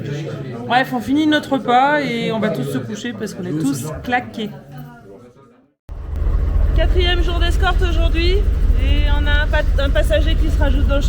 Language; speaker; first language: French; native; French